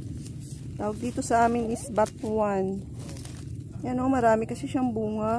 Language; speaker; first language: Filipino; non-native, local second language; Aklanon